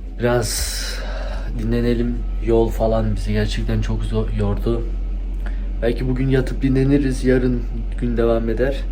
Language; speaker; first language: Turkish; early bilingual, heritage; Turkish